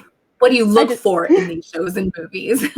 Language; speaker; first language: English; native; English